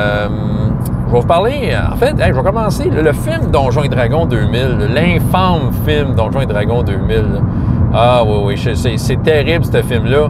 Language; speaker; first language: French; native; French